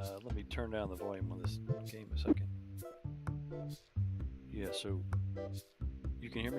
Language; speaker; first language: English; native; English